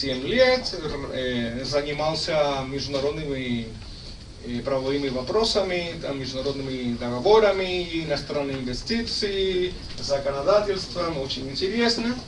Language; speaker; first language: Russian; non-native, fluent; Spanish